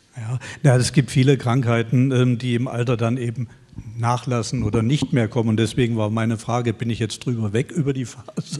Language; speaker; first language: German; native; German